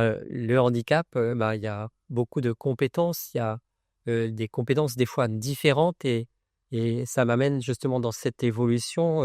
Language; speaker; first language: French; native; French